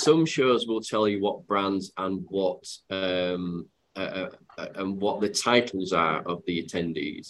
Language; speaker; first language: English; native; English